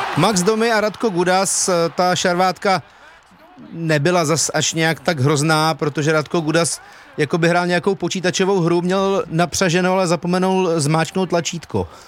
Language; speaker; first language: Czech; native; Czech